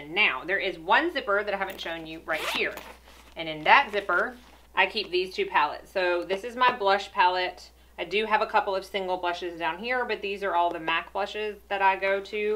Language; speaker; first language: English; native; English